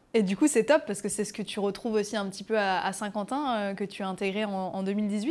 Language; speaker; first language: French; native; French